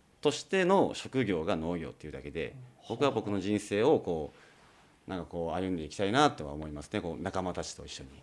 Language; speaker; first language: Japanese; native; Japanese